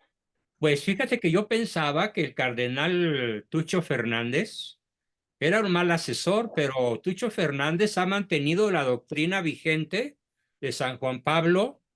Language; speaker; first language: Spanish; native; Spanish